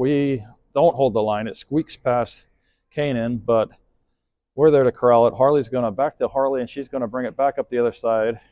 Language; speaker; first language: English; native; English